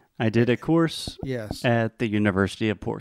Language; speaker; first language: English; non-native, fluent; Portuguese